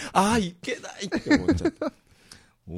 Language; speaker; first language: Japanese; native; Japanese